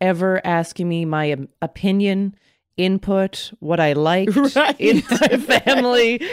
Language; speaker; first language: English; native; English